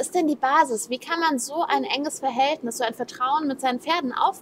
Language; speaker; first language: German; native; German